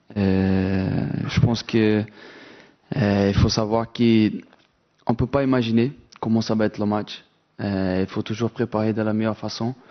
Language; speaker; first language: French; non-native, fluent; Portuguese